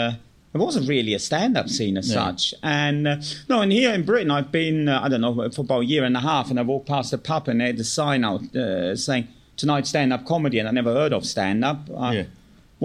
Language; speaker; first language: English; non-native, fluent; German